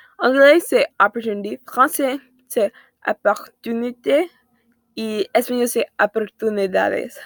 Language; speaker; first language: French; non-native, learner; English